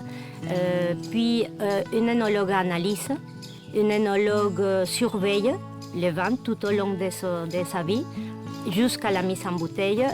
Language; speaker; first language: French; non-native, fluent; Spanish